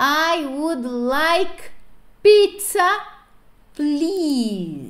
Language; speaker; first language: English; non-native, fluent; Portuguese